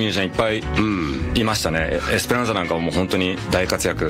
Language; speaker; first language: Japanese; native; Japanese